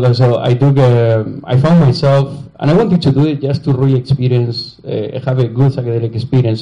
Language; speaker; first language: English; non-native, fluent; Spanish